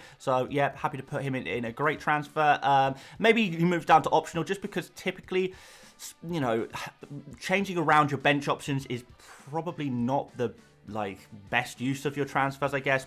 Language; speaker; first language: English; native; English